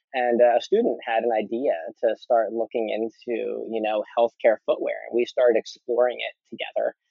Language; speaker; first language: English; native; English